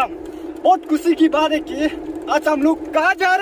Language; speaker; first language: Hindi; non-native, learner; Nepali